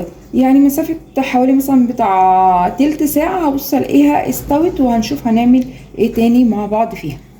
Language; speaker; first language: Arabic; native; Arabic